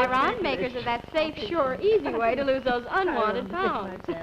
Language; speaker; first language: English; native; English